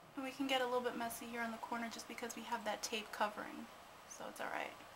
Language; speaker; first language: English; native; English